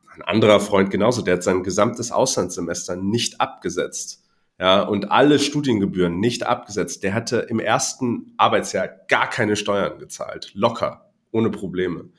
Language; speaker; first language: German; non-native, fluent; Cantonese